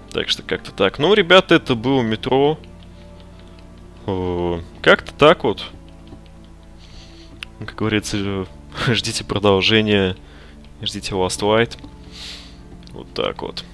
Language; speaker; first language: Russian; native; Russian